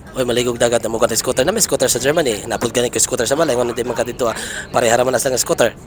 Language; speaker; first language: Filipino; non-native, local second language; Cebuano